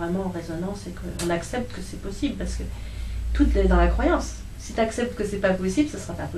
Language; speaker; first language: French; native; French